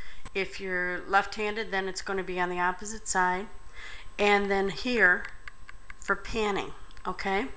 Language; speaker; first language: English; native; English